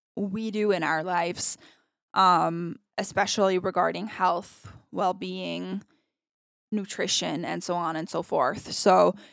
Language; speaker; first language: English; non-native, fluent; Italian